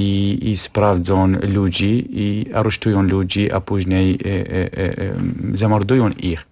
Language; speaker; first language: Polish; non-native, fluent; Kurdish